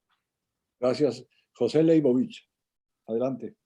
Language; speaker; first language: Spanish; native; Spanish